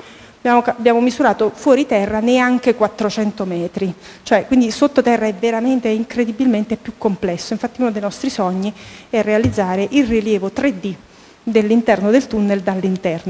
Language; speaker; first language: Italian; native; Italian